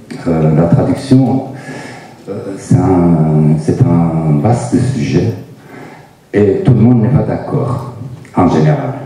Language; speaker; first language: French; non-native, fluent; Turkish